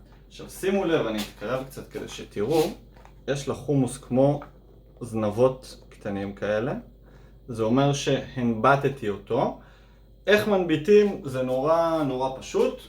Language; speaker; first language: Hebrew; native; Hebrew